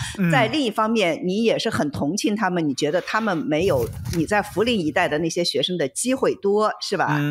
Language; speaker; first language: Chinese; native; Chinese